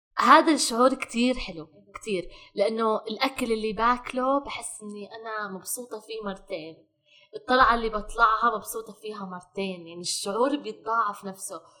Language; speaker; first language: Arabic; native; Arabic